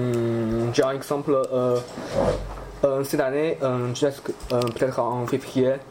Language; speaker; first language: French; non-native, learner; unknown